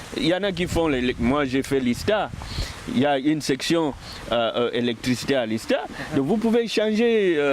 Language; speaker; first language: French; non-native, local second language; Lingala